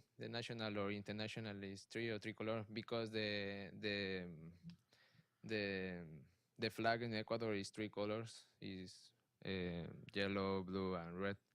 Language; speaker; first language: English; non-native, learner; Spanish